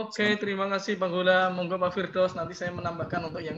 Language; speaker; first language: Indonesian; native; Indonesian